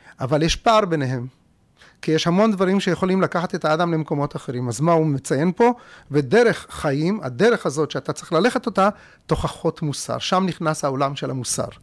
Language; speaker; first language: Hebrew; early bilingual, other home language; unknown